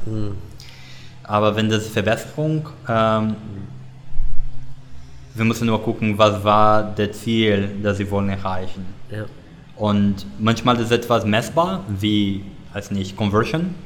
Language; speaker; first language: German; non-native, learner; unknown